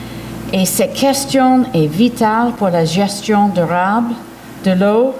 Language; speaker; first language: French; early bilingual, heritage; English